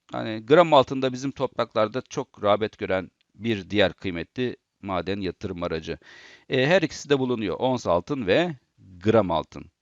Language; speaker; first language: Turkish; native; Turkish